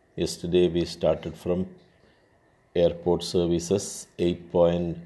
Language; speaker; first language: English; non-native, local second language; Malayalam